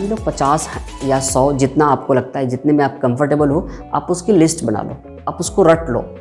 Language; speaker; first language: Hindi; native; Hindi